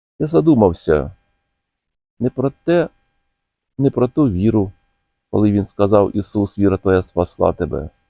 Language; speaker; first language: Ukrainian; native; Ukrainian